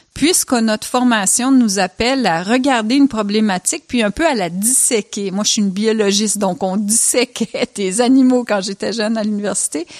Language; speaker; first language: French; native; French